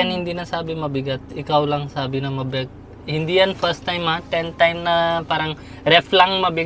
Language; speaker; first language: Filipino; non-native, learner; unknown